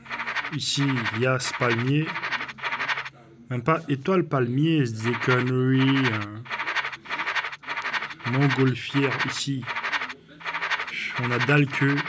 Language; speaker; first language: French; native; French